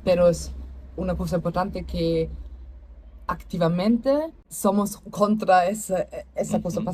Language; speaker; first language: Spanish; non-native, learner; German